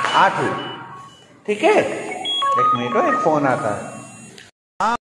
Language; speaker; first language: Hindi; non-native, local second language; Gujarati